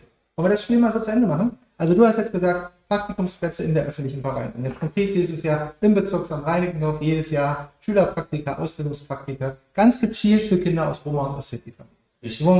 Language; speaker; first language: German; native; German